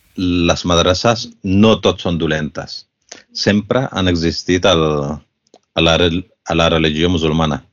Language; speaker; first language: Catalan; early bilingual, other home language; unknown